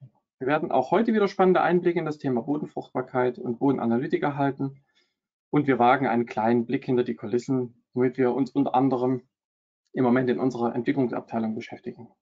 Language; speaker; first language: German; native; German